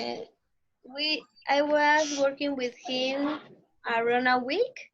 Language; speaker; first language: English; non-native, learner; Spanish